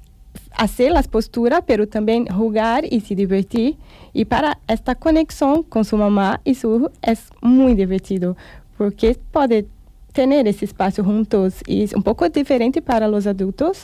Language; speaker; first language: Spanish; non-native, learner; Portuguese